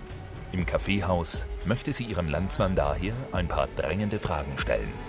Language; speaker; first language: German; native; German